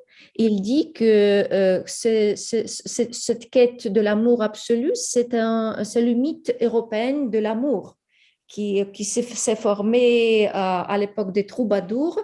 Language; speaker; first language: French; non-native, fluent; Ukrainian